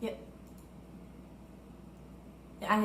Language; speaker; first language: English; native; English